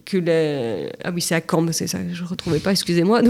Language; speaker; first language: French; native; French